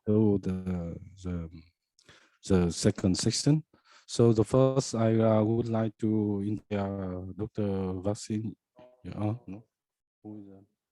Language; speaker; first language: English; non-native, fluent; Vietnamese